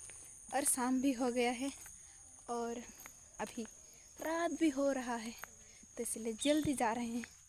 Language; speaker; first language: Hindi; non-native, local second language; Santali